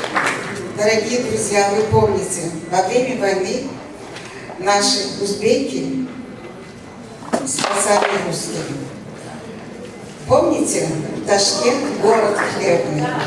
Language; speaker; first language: Russian; non-native, local second language; Uzbek